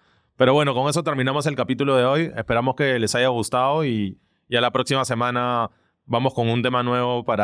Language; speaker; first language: Spanish; native; Spanish